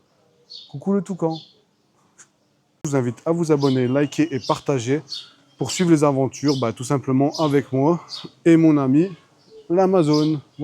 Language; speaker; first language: French; native; French